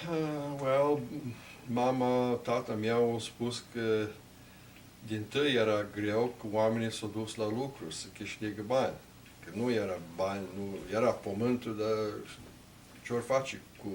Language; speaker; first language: Romanian; early bilingual, heritage; Romanian